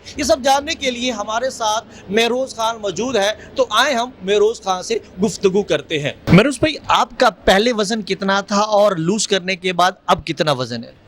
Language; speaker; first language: Urdu; native; Urdu